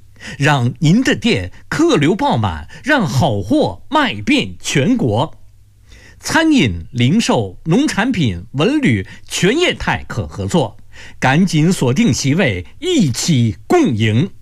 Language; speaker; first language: Chinese; native; Chinese